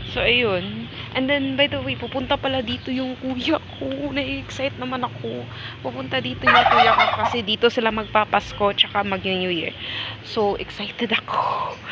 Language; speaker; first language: Filipino; non-native, local second language; Cebuano